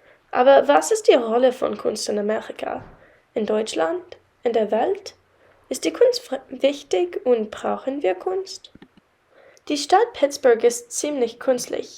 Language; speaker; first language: German; non-native, learner; English